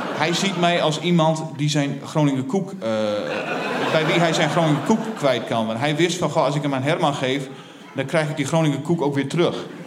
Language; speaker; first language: Dutch; native; Dutch